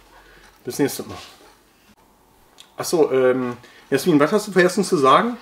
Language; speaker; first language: German; native; German